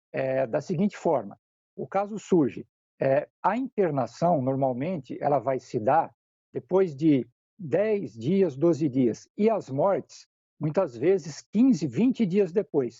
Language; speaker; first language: Portuguese; native; Portuguese